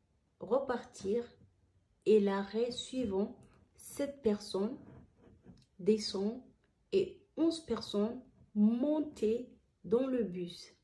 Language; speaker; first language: French; non-native, learner; Somali